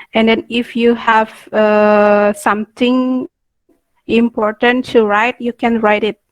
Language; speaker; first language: English; non-native, fluent; Indonesian